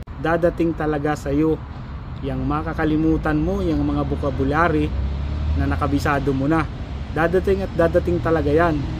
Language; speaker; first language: Filipino; native; Filipino